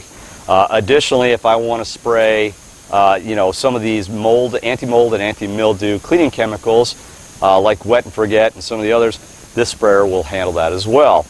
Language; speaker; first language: English; native; English